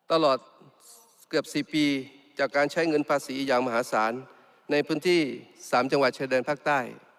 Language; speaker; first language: Thai; non-native, local second language; Malay